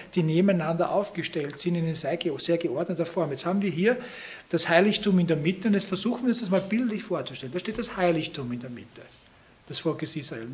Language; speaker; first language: German; native; German